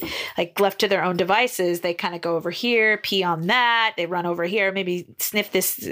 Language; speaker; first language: English; native; English